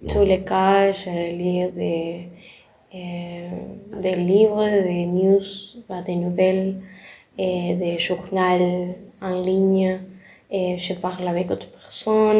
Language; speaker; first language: French; non-native, learner; Spanish